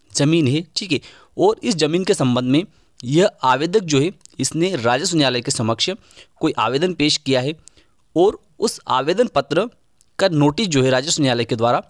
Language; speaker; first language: Hindi; native; Hindi